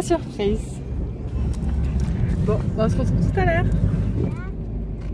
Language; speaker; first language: French; native; French